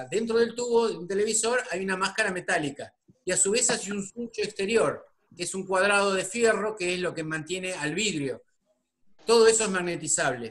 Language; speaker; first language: Spanish; native; Spanish